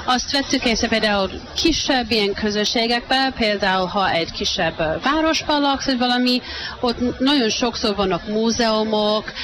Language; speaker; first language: Hungarian; early bilingual, heritage; Hungarian